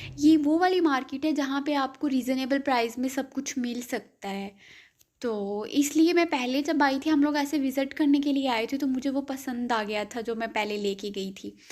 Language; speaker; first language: Urdu; native; Urdu